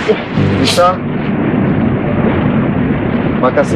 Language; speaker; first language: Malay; non-native, learner; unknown